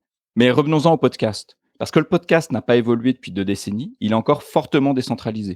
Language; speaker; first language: French; native; French